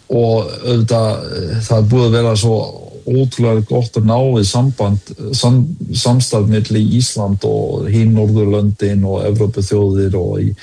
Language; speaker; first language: Icelandic; early bilingual, other home language; Danish